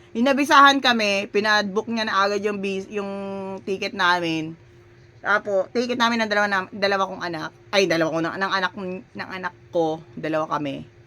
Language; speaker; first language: Filipino; native; Filipino